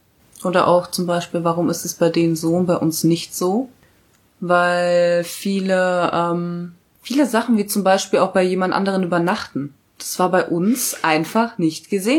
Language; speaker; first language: German; early bilingual, other home language; Russian